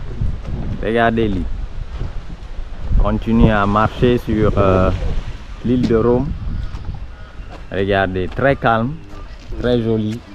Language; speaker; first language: French; non-native, local second language; Susu